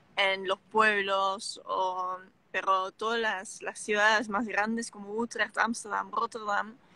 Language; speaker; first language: Spanish; non-native, fluent; Dutch